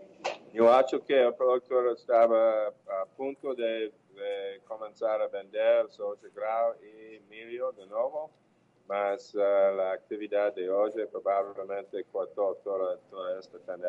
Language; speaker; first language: Portuguese; non-native, learner; English